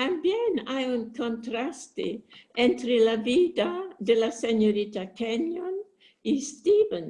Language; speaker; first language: Spanish; non-native, learner; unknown